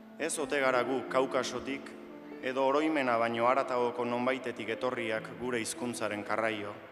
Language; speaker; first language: Basque; native; Basque